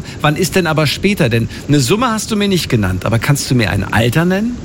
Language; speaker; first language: German; native; German